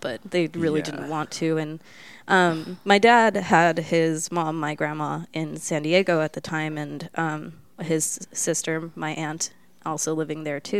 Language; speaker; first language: English; early bilingual, other home language; Spanish